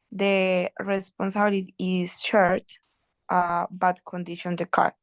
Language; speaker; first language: English; non-native, learner; Spanish